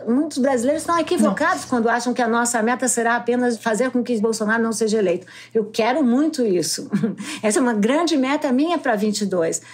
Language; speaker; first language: Portuguese; native; Portuguese